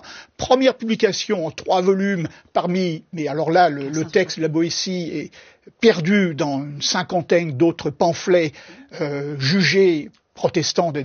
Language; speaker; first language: French; native; French